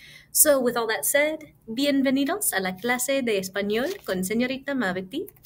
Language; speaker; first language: Spanish; early bilingual, heritage; English